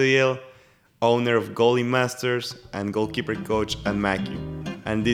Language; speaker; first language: English; non-native, fluent; Spanish